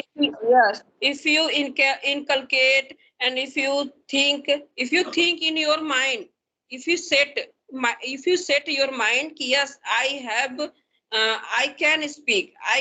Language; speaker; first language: English; non-native, learner; Hindi